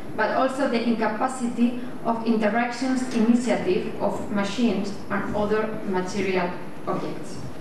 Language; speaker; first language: English; non-native, fluent; Spanish